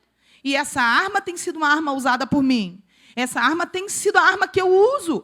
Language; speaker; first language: Portuguese; native; Portuguese